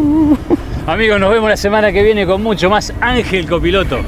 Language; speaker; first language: Spanish; native; Spanish